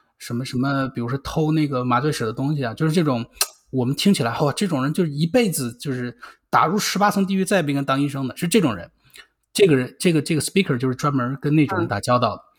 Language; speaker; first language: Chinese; native; Chinese